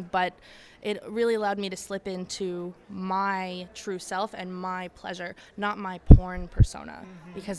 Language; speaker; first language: English; native; English